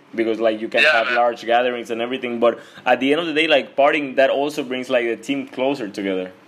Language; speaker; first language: English; non-native, fluent; Spanish